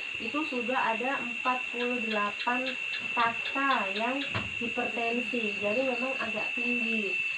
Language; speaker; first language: Indonesian; non-native, local second language; Sundanese